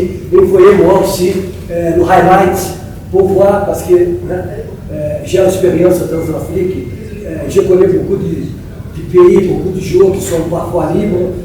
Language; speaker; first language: French; non-native, fluent; Portuguese